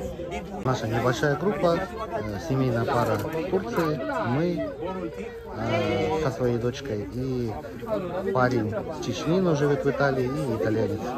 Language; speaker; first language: Russian; native; Russian